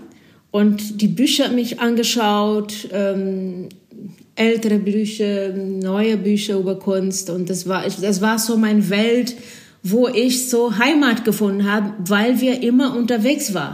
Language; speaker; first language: German; non-native, fluent; Portuguese